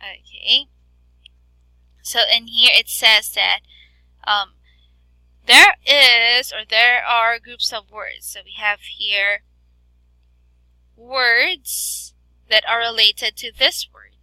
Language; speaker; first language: English; non-native, fluent; Filipino